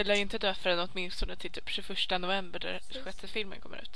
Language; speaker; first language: Swedish; native; Swedish